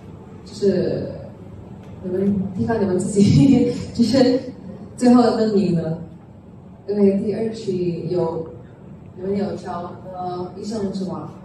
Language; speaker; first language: Chinese; non-native, fluent; Indonesian